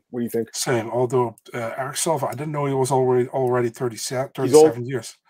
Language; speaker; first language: English; non-native, fluent; Dutch